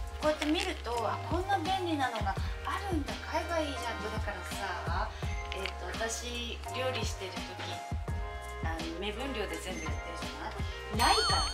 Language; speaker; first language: Japanese; native; Japanese